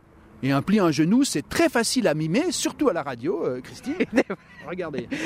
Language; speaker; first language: French; native; French